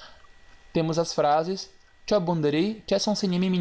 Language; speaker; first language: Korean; non-native, fluent; Portuguese